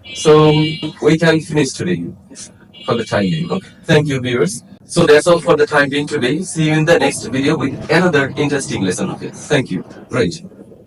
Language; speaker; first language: English; non-native, local second language; Bangla